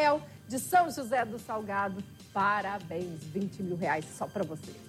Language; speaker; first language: Portuguese; native; Portuguese